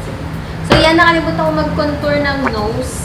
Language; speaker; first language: Filipino; native; Filipino